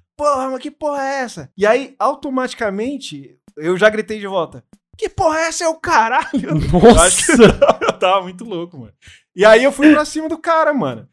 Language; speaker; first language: Portuguese; native; Portuguese